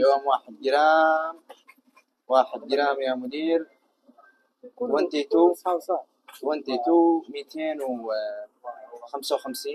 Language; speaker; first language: Arabic; non-native, learner; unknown